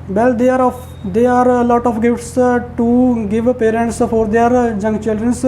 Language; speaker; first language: English; non-native, learner; Punjabi